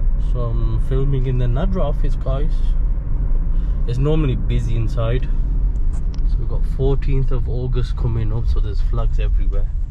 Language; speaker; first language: English; native; English